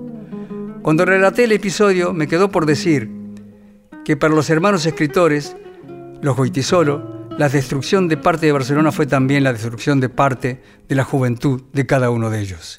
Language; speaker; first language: Spanish; native; Spanish